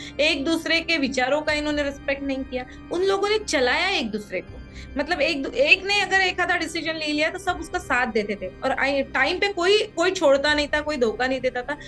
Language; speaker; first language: Hindi; non-native, local second language; Marathi